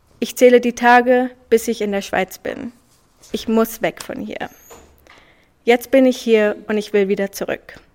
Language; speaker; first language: German; early bilingual, other home language; Swiss German